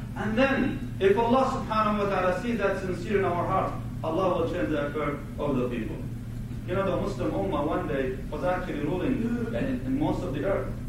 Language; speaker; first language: English; non-native, fluent; Arabic